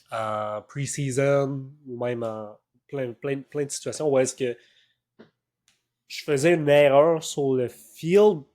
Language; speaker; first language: French; native; French